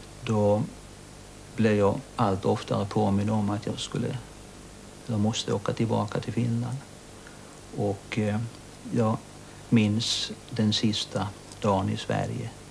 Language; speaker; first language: Swedish; early bilingual, other home language; Finnish